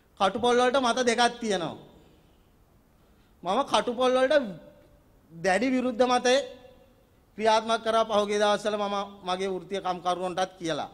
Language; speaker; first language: Sinhala; native; Sinhala